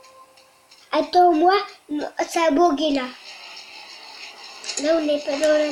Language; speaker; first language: French; native; French